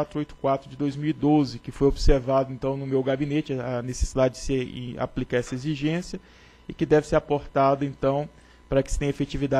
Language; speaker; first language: Portuguese; native; Portuguese